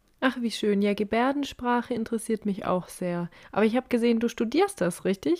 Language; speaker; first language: German; native; German